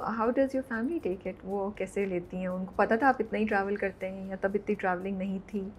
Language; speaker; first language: Urdu; native; Urdu